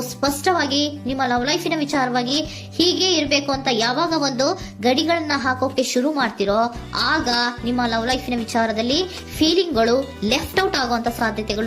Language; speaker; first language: Kannada; native; Kannada